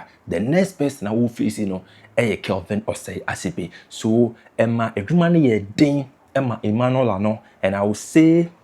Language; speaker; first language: English; non-native, local second language; Akan